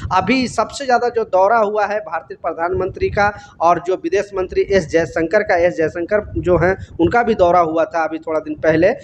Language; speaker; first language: Hindi; native; Hindi